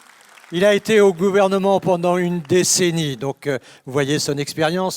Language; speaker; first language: French; native; French